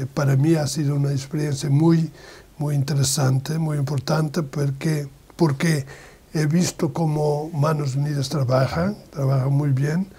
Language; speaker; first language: Spanish; non-native, learner; Portuguese